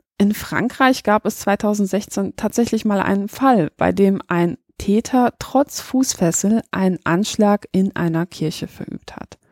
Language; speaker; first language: German; early bilingual, other home language; Polish